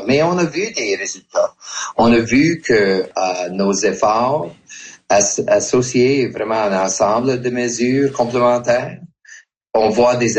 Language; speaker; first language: French; non-native, local second language; English